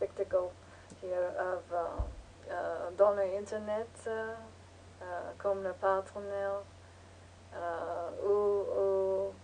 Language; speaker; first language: French; non-native, learner; English